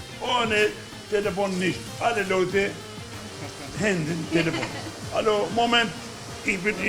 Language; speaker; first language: German; non-native, learner; Turkish